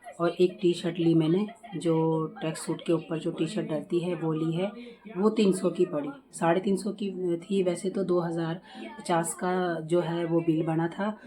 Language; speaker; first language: Hindi; native; Hindi